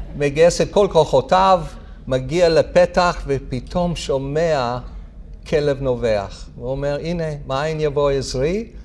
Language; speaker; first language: Hebrew; non-native, fluent; English